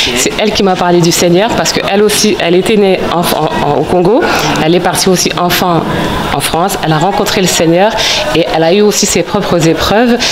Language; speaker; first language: French; early bilingual, other home language; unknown